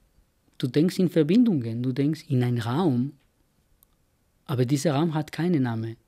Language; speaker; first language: German; non-native, fluent; Spanish